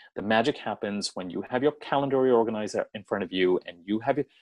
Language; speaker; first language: English; non-native, local second language; Hindi